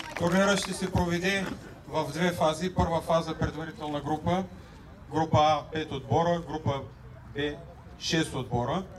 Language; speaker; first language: Bulgarian; native; Bulgarian